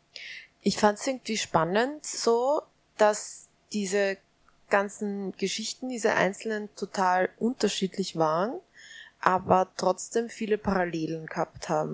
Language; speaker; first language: German; native; German